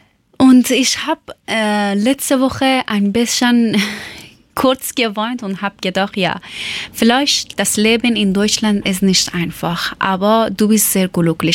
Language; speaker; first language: German; non-native, learner; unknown